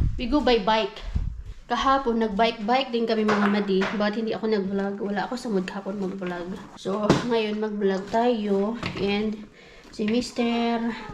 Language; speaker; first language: Filipino; native; Filipino